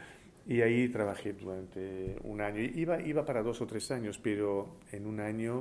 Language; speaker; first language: Spanish; early bilingual, heritage; Spanish